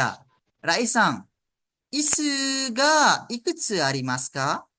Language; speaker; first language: Japanese; non-native, fluent; Malay